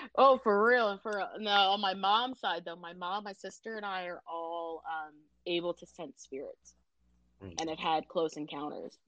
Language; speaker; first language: English; early bilingual, other home language; Indonesian